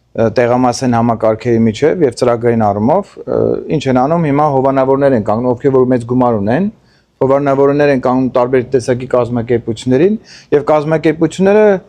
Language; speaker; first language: Armenian; native; Armenian